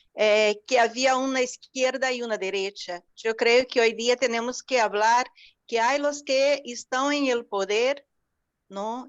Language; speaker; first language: Spanish; non-native, fluent; Portuguese